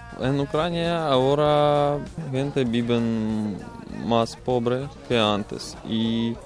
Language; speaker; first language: Spanish; non-native, learner; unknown